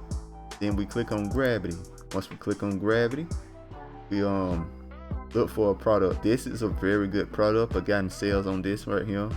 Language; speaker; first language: English; native; English